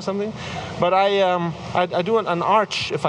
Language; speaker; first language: English; non-native, fluent; Arabic